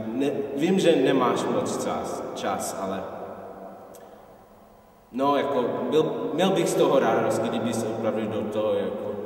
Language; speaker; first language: Czech; non-native, fluent; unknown